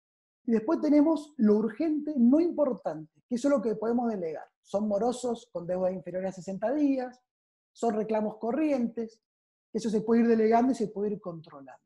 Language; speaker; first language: Spanish; native; Spanish